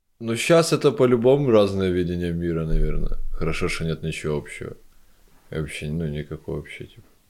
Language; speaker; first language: Ukrainian; non-native, local second language; Russian